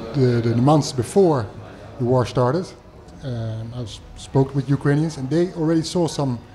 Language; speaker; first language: English; non-native, fluent; Dutch